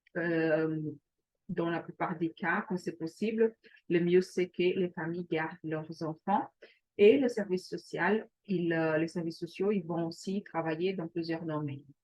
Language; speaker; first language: French; non-native, fluent; Portuguese